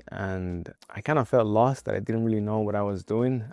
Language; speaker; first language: English; non-native, fluent; Spanish